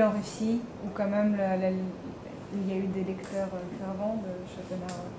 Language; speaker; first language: French; native; French